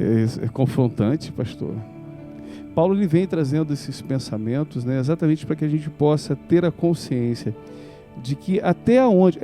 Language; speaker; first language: Portuguese; native; Portuguese